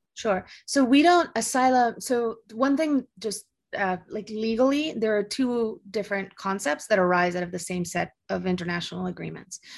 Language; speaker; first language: English; early bilingual, other home language; Spanish